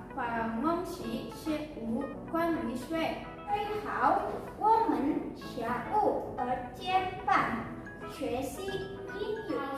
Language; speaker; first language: Chinese; non-native, learner; Indonesian